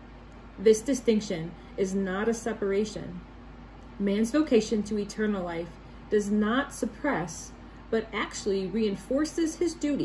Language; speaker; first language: English; native; English